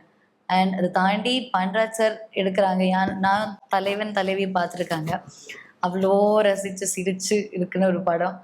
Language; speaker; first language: Tamil; non-native, learner; Malayalam